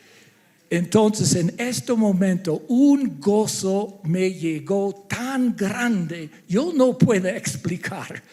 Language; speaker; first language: Spanish; non-native, fluent; English